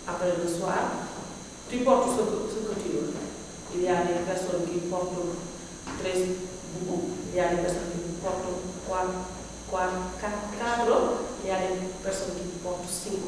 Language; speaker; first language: French; non-native, learner; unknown